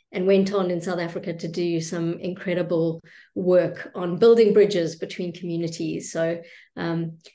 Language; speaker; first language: English; native; English